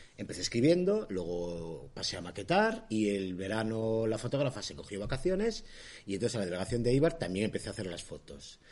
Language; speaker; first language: Spanish; native; Spanish